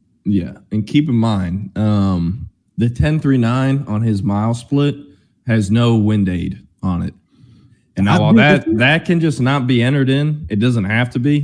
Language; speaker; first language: English; native; English